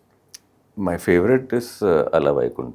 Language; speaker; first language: Telugu; non-native, learner; Malayalam